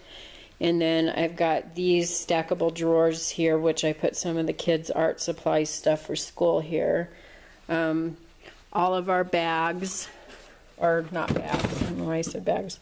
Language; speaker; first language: English; native; English